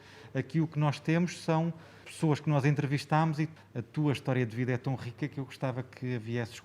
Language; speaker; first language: Portuguese; native; Portuguese